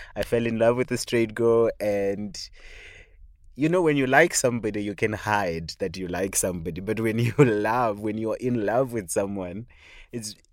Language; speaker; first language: English; non-native, local second language; Shona